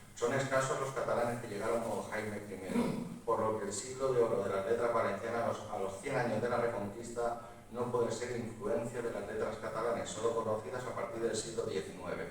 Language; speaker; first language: Spanish; non-native, local second language; Catalan